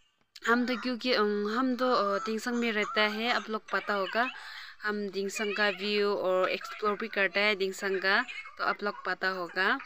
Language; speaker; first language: Hindi; non-native, local second language; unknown